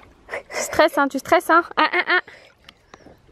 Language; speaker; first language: French; native; French